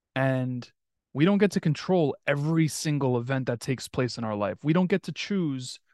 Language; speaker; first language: English; native; English